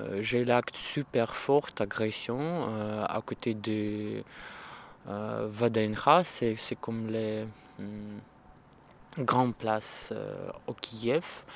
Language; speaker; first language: French; non-native, learner; Russian